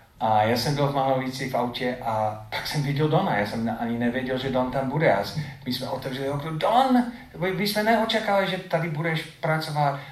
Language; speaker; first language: Czech; non-native, fluent; English